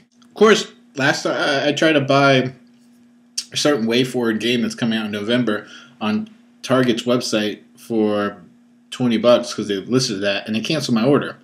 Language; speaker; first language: English; native; English